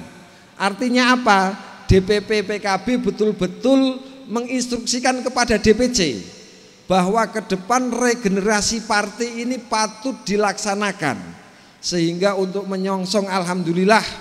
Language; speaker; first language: Indonesian; native; Indonesian